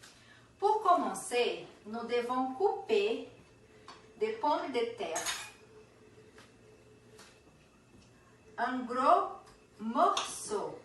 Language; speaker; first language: French; non-native, learner; Portuguese